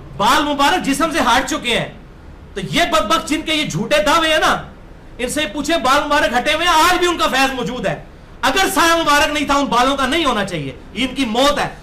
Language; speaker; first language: Urdu; non-native, local second language; Punjabi